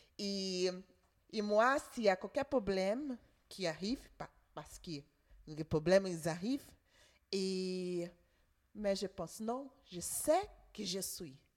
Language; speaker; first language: French; non-native, learner; Portuguese